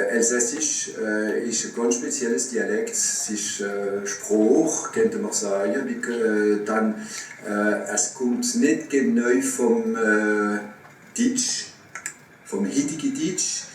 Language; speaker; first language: German; non-native, fluent; French